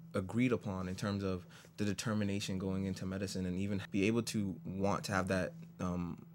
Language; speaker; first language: English; native; English